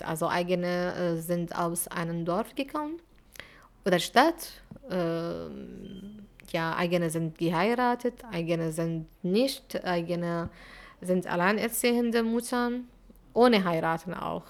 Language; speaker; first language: German; non-native, fluent; Arabic